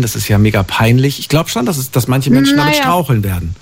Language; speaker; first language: German; native; German